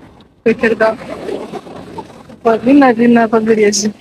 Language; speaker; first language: Russian; native; Russian